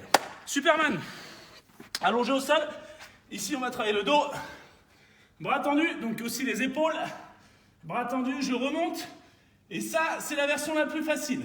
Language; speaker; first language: French; native; French